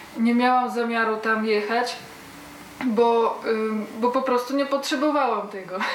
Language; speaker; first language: Polish; early bilingual, heritage; Polish